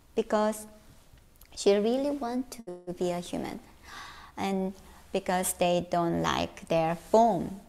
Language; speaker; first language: English; non-native, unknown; Korean